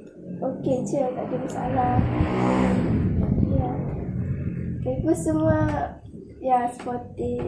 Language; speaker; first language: Malay; native; Malay